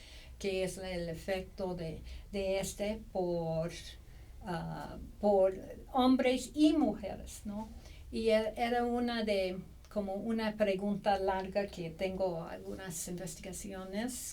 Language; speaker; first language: Spanish; non-native, fluent; English